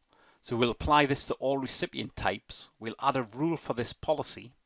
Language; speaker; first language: English; native; English